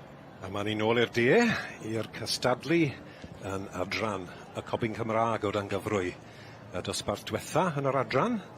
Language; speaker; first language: Welsh; native; Welsh